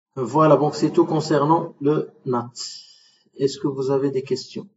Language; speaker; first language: French; non-native, local second language; Arabic